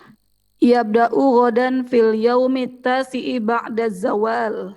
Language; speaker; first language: Arabic; non-native, learner; Indonesian